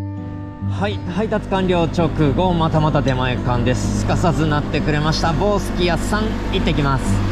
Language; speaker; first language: Japanese; native; Japanese